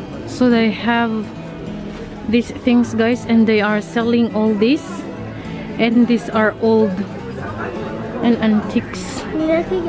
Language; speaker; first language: English; non-native, local second language; Filipino